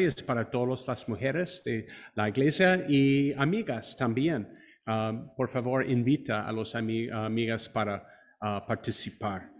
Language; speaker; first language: Spanish; non-native, fluent; English